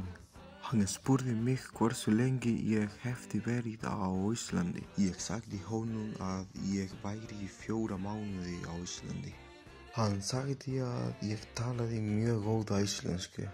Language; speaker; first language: Icelandic; non-native, learner; Spanish